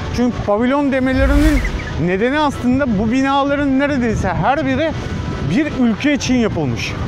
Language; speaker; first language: Turkish; native; Turkish